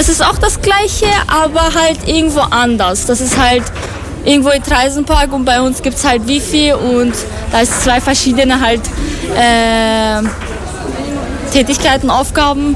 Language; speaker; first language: German; non-native, fluent; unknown